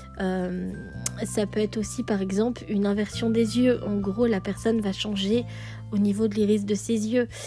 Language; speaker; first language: French; native; French